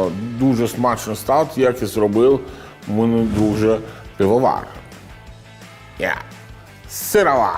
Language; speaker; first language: Ukrainian; non-native, learner; Italian